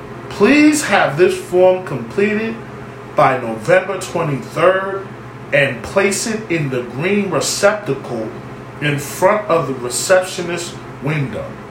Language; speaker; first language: English; native; English